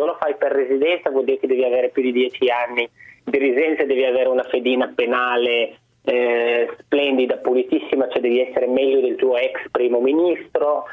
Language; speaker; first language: Italian; early bilingual, other home language; Arabic